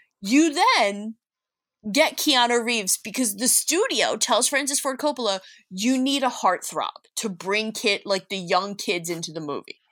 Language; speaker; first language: English; native; English